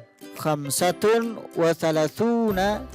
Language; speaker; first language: Arabic; non-native, fluent; Indonesian